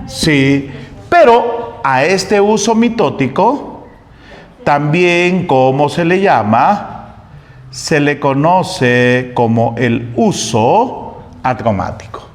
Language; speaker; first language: Spanish; native; Spanish